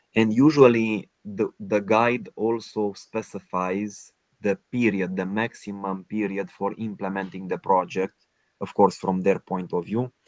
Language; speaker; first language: English; non-native, fluent; Romanian